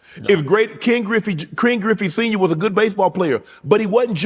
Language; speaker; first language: English; native; English